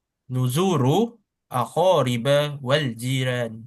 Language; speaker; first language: Arabic; non-native, learner; Malay